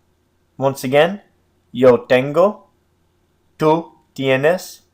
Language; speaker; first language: Spanish; non-native, fluent; English